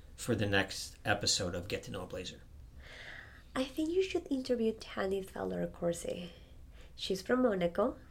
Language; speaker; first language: English; non-native, fluent; Spanish